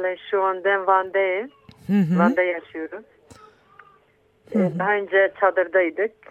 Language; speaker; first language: Turkish; non-native, local second language; Kurdish